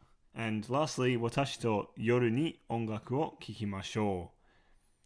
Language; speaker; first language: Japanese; non-native, fluent; English